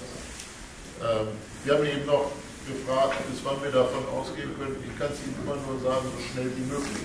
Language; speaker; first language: German; native; German